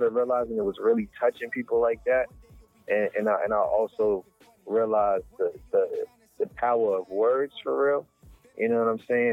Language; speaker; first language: English; native; English